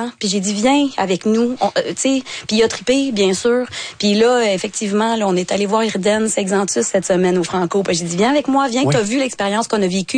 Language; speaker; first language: French; native; French